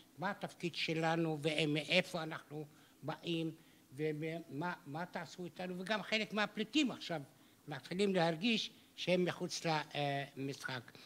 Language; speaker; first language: Hebrew; non-native, local second language; Arabic